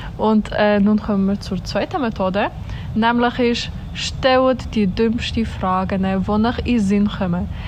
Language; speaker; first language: German; early bilingual, other home language; Swiss German